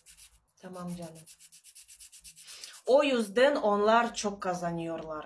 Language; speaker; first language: Turkish; non-native, learner; Russian